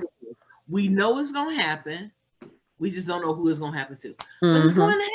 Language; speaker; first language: English; native; English